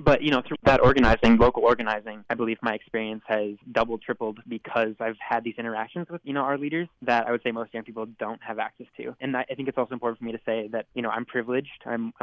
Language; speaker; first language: English; native; English